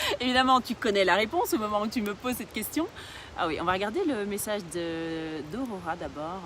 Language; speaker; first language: French; early bilingual, other home language; Portuguese